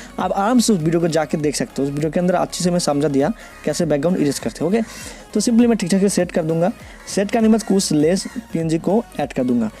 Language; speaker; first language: Hindi; non-native, local second language; Bangla